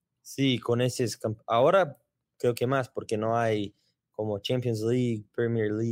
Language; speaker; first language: Spanish; non-native, learner; Portuguese